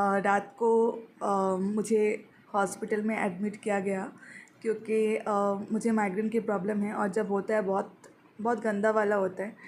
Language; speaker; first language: Hindi; non-native, local second language; Bangla